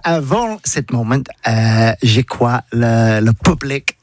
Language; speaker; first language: French; non-native, learner; English